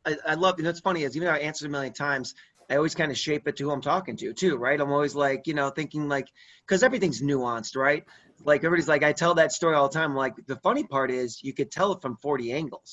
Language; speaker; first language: English; native; English